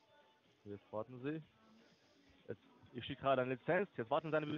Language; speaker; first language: German; non-native, learner; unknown